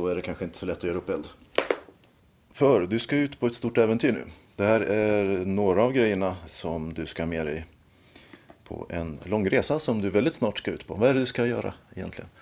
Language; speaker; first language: Swedish; native; Swedish